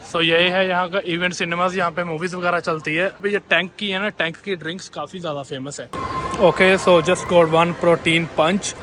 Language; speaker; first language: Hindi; native; Hindi